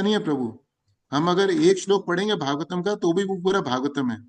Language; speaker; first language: Hindi; native; Hindi